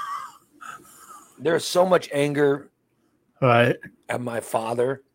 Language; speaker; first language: English; early bilingual, other home language; Spanish